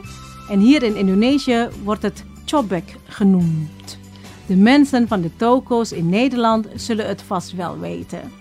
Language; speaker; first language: Dutch; non-native, fluent; Indonesian